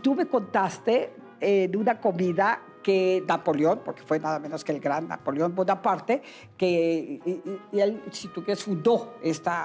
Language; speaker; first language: Spanish; native; Spanish